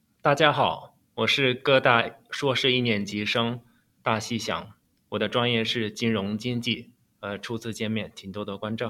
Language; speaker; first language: Chinese; non-native, fluent; Japanese